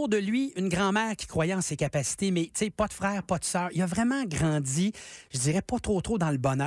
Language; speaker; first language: French; native; French